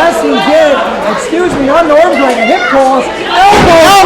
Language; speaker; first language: English; native; English